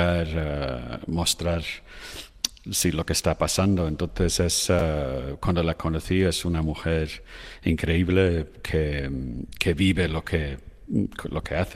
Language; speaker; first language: Spanish; non-native, fluent; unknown